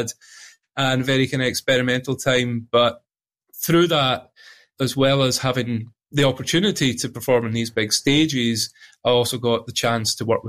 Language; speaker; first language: English; native; English